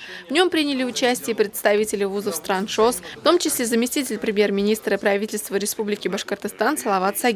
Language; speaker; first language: Russian; native; Russian